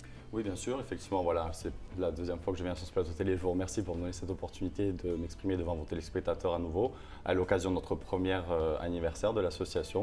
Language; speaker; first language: French; native; French